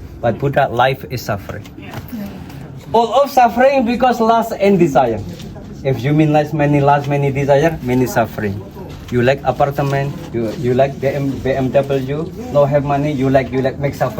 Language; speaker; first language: English; non-native, learner; Indonesian